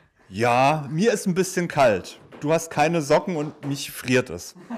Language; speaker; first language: German; native; German